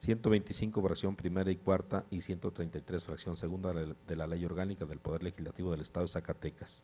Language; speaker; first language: Spanish; native; Spanish